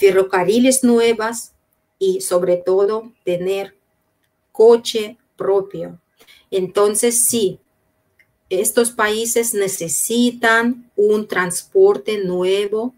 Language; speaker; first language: Spanish; non-native, fluent; Russian